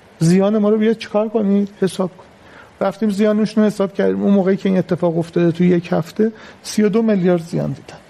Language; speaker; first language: Persian; native; Persian